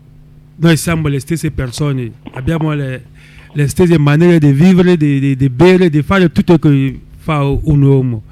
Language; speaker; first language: Italian; non-native, local second language; French